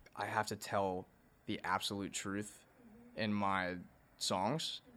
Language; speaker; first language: English; native; English